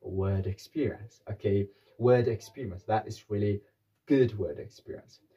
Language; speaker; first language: English; non-native, local second language; Amharic